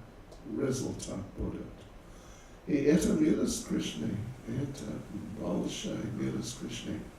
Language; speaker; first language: Russian; non-native, learner; English